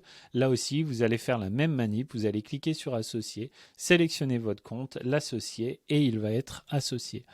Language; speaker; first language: French; native; French